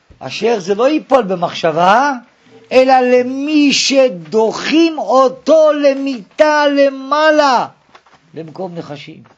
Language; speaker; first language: Hebrew; native; Hebrew